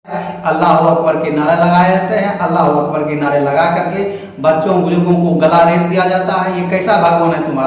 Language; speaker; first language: Hindi; native; Hindi